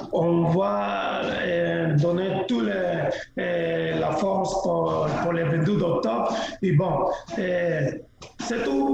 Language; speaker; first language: French; non-native, local second language; Spanish